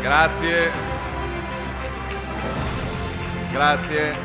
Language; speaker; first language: Italian; native; Italian